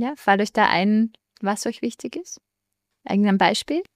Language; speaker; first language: German; native; German